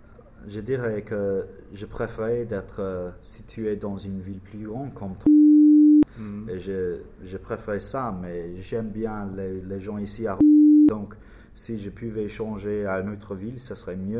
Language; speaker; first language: French; non-native, learner; English